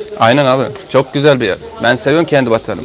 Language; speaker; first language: Turkish; early bilingual, heritage; Turkmen